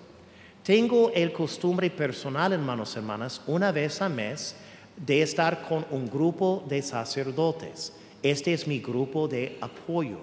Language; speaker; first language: Spanish; non-native, fluent; English